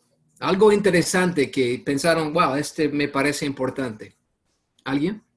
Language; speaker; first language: Spanish; non-native, fluent; English